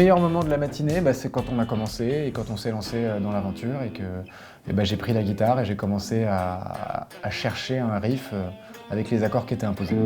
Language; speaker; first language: French; native; French